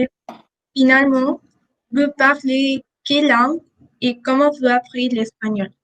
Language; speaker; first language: French; non-native, learner; Spanish